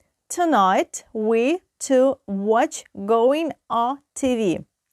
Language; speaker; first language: English; non-native, fluent; Ukrainian